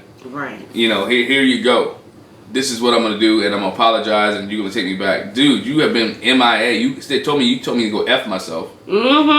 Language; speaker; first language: English; native; English